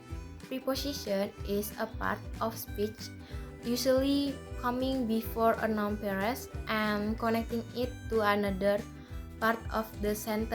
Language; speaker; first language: English; non-native, learner; Indonesian